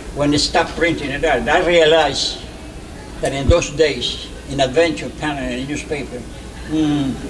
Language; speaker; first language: English; non-native, fluent; Spanish